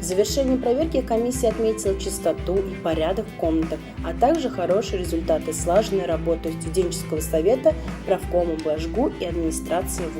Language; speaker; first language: Russian; native; Russian